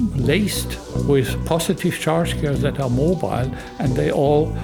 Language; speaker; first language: English; non-native, fluent; German